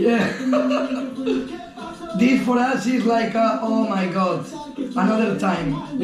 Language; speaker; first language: English; non-native, learner; Spanish